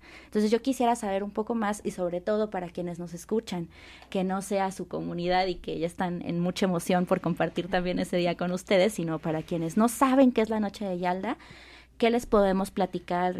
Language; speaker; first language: Spanish; native; Spanish